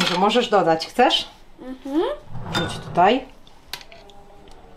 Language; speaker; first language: Polish; native; Polish